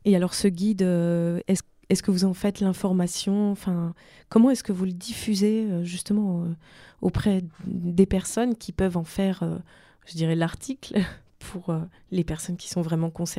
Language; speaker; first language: French; native; French